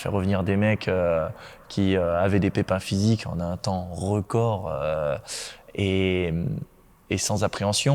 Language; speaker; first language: French; native; French